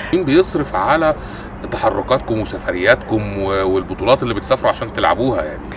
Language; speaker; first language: Arabic; native; Arabic